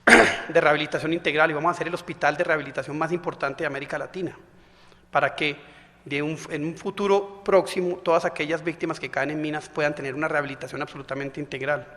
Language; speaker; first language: Spanish; native; Spanish